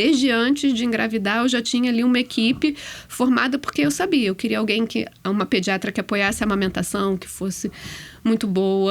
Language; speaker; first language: Portuguese; native; Portuguese